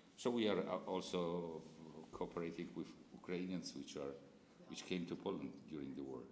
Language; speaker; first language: English; non-native, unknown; Polish